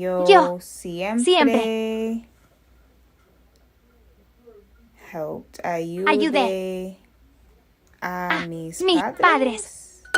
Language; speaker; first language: Spanish; non-native, learner; English